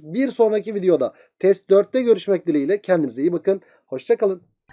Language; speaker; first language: Turkish; native; Turkish